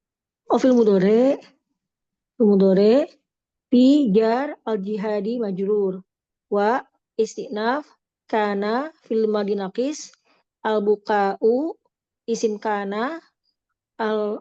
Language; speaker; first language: Arabic; non-native, learner; Indonesian